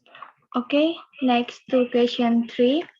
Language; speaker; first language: English; non-native, learner; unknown